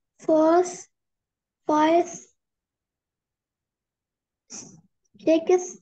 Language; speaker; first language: English; non-native, learner; Arabic